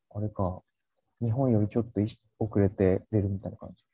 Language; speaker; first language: Japanese; native; Japanese